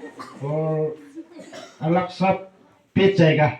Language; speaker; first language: Hindi; non-native, local second language; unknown